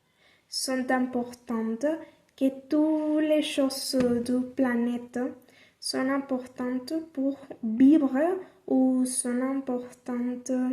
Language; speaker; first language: French; non-native, learner; Spanish